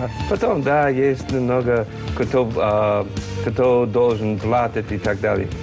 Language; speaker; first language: Russian; non-native, learner; English